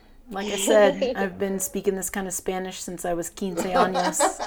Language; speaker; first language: English; native; English